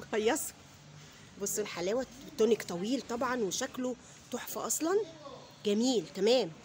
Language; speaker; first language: Arabic; native; Arabic